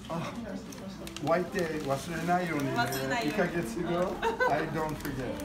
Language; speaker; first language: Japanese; non-native, learner; English